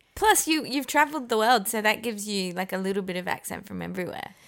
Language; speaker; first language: English; non-native, fluent; Persian